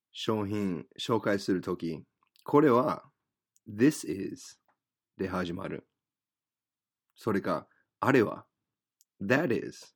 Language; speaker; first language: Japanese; non-native, fluent; English